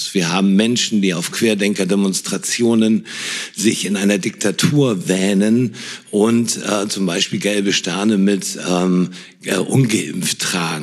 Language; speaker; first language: German; native; German